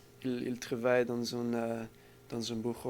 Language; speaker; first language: French; non-native, learner; English